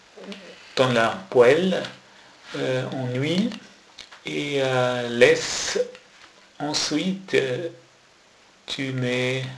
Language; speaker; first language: French; non-native, local second language; German